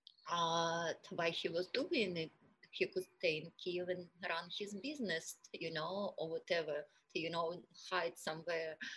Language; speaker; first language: English; non-native, fluent; Russian